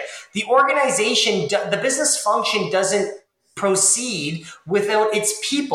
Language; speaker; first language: English; native; English